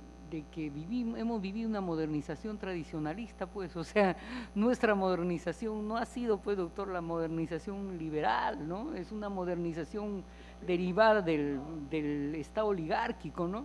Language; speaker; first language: Spanish; native; Spanish